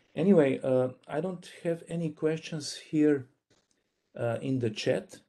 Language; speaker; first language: English; non-native, fluent; Slovenian